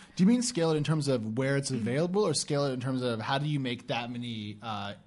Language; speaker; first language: English; native; English